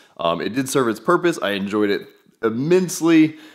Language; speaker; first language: English; native; English